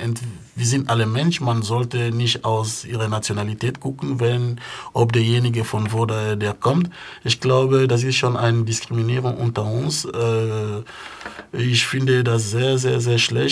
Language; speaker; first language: German; non-native, fluent; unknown